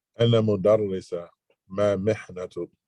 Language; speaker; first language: Arabic; non-native, learner; English